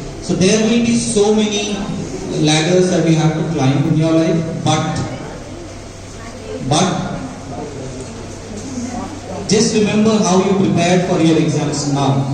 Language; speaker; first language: English; non-native, local second language; Telugu